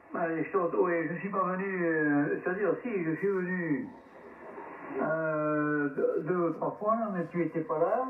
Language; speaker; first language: French; native; French